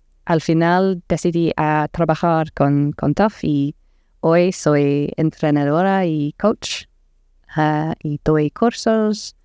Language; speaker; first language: Spanish; non-native, learner; English